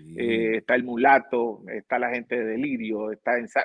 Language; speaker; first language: Spanish; native; Spanish